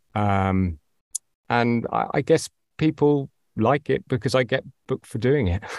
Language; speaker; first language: English; native; English